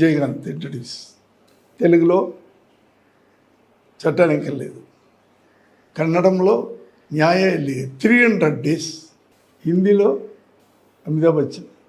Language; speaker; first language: Telugu; non-native, learner; Tamil